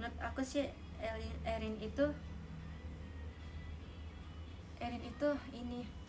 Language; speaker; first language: Indonesian; native; Indonesian